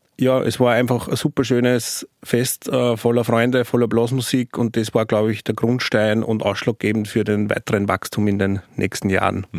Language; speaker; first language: German; native; German